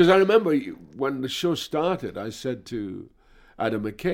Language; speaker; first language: English; native; English